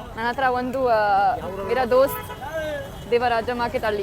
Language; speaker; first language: Kannada; non-native, learner; German